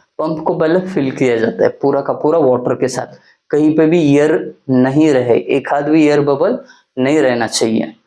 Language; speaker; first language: Hindi; non-native, local second language; Marathi